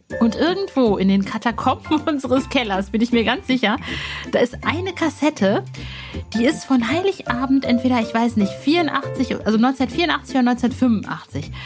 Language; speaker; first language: German; native; German